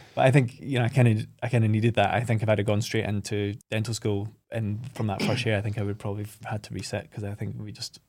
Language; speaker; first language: English; native; English